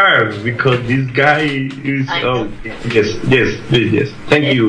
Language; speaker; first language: English; non-native, learner; Spanish